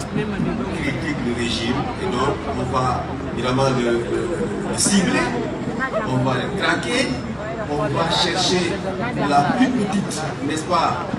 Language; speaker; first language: French; non-native, local second language; Wolof